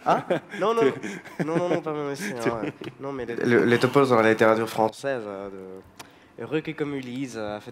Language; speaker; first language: French; non-native, fluent; Spanish